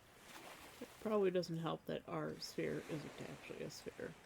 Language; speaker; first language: English; native; English